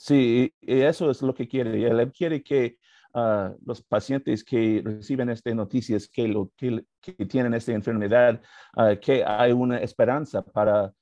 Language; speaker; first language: Spanish; non-native, learner; English